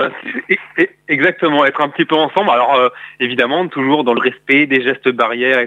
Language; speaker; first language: French; native; French